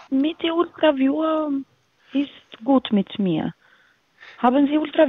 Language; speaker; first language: German; non-native, learner; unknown